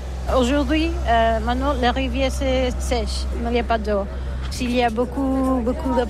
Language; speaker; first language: French; non-native, learner; Catalan